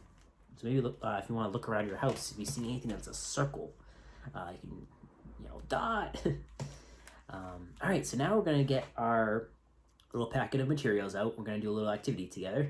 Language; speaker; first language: English; native; English